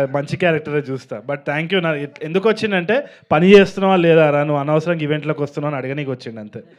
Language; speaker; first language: Telugu; native; Telugu